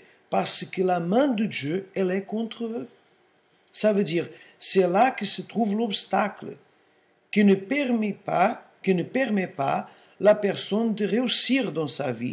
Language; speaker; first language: French; non-native, fluent; Portuguese